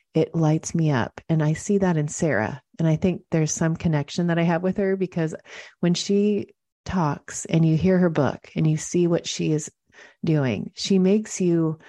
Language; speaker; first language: English; native; English